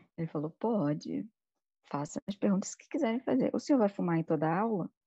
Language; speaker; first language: Portuguese; native; Portuguese